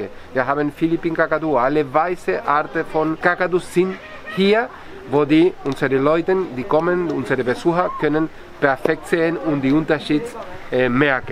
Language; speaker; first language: German; non-native, fluent; Spanish